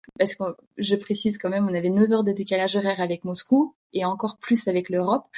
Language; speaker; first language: French; non-native, fluent; Russian